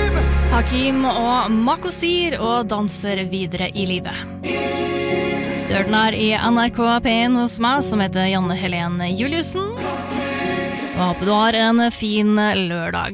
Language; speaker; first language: Norwegian; native; Norwegian